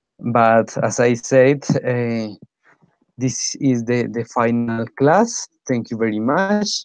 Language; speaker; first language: English; non-native, fluent; Spanish